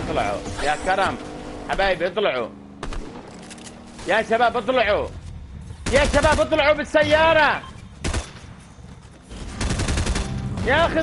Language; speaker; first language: Arabic; native; Arabic